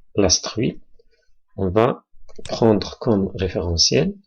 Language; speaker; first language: French; non-native, local second language; Arabic